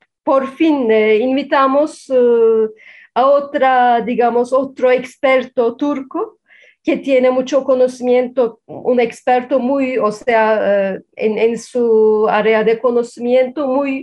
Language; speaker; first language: Spanish; non-native, fluent; Turkish